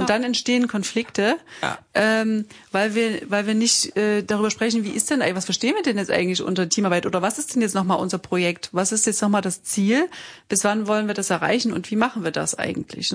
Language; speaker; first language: German; native; German